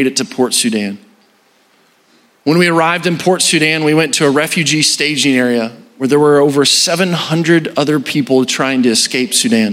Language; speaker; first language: English; native; English